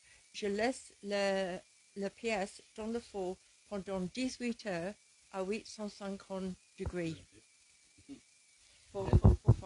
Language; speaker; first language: French; non-native, learner; English